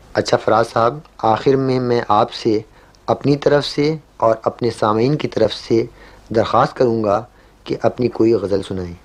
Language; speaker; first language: Urdu; native; Urdu